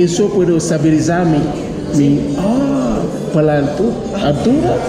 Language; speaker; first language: Spanish; non-native, learner; Haitian Creole